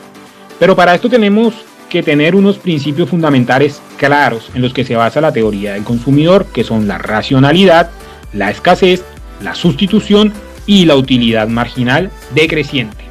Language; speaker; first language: Spanish; native; Spanish